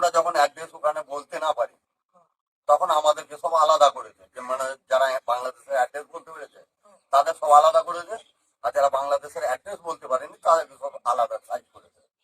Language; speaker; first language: Bangla; native; Bangla